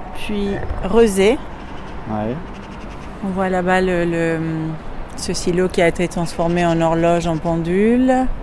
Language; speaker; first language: French; non-native, fluent; Spanish